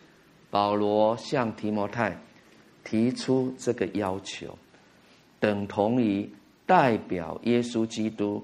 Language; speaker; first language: Chinese; native; Chinese